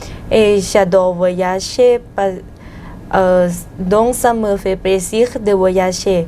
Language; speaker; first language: French; non-native, learner; Thai